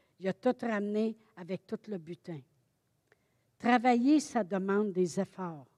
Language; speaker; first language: French; native; French